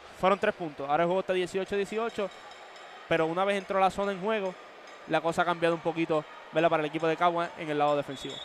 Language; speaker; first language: Spanish; native; Spanish